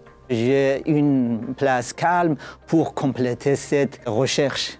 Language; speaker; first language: French; non-native, learner; Persian